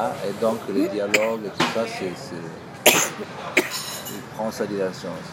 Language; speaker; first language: French; non-native, fluent; Italian